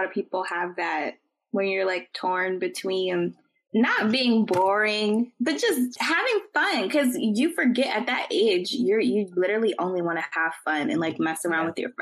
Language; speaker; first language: English; native; English